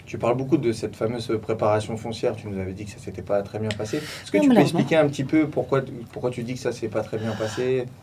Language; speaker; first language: French; native; French